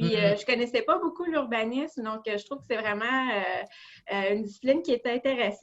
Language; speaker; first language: French; native; French